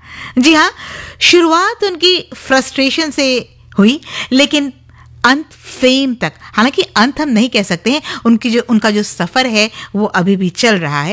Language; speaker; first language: Hindi; native; Hindi